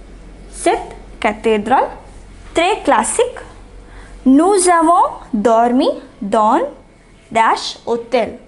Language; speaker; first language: French; non-native, fluent; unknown